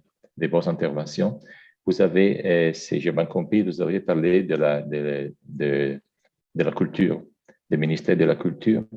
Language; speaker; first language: French; non-native, fluent; Italian